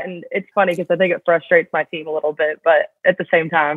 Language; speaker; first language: English; native; English